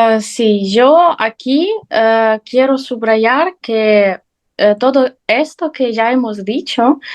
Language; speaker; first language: Spanish; non-native, fluent; Ukrainian